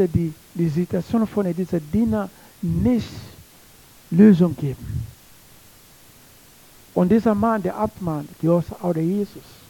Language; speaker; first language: German; non-native, learner; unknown